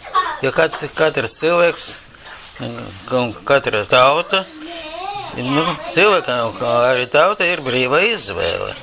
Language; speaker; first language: Latvian; non-native, local second language; Russian